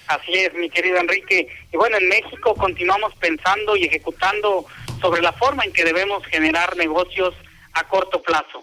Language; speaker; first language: Spanish; native; Spanish